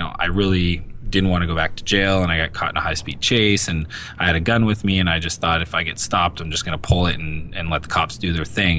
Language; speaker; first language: English; native; English